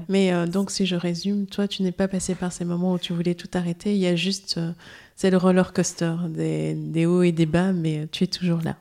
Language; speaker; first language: French; native; French